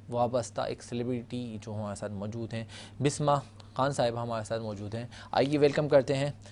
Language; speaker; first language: Urdu; native; Urdu